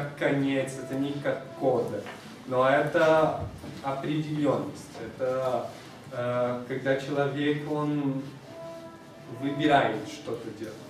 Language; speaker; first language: Russian; non-native, fluent; Portuguese